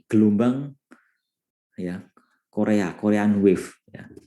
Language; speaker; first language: Indonesian; native; Indonesian